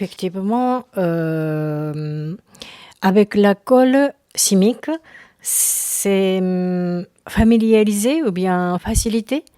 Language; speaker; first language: French; non-native, learner; Japanese